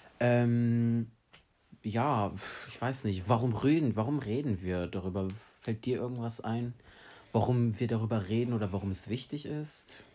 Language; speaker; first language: German; native; German